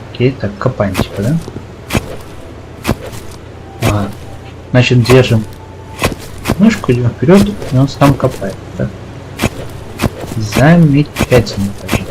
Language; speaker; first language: Russian; native; Russian